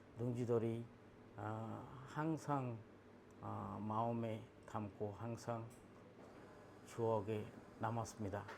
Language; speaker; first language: Korean; non-native, learner; Bangla